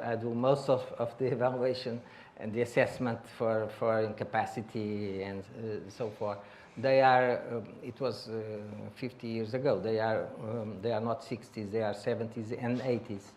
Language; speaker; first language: English; non-native, learner; Portuguese